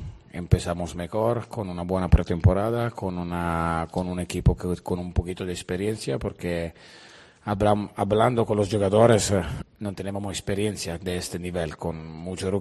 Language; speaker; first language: Spanish; non-native, fluent; Italian